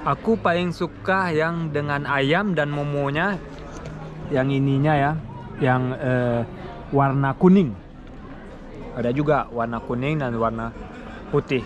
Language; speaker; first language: Indonesian; early bilingual, heritage; German